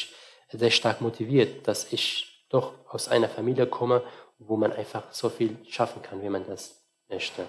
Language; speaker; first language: German; non-native, fluent; Arabic